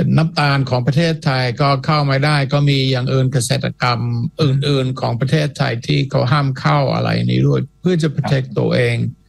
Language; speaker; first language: Thai; non-native, fluent; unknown